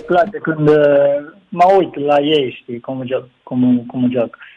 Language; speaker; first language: Romanian; non-native, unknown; Japanese